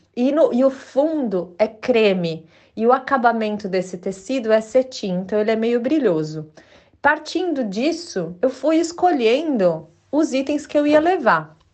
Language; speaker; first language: Portuguese; native; Portuguese